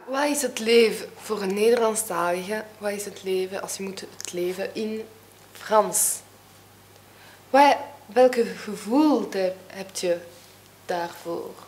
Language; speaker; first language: Dutch; non-native, local second language; French